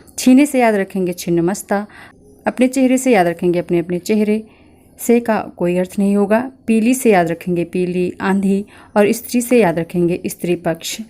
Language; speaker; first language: Hindi; native; Hindi